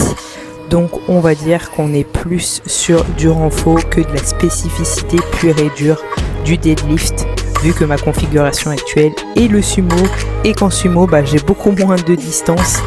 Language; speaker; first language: French; native; French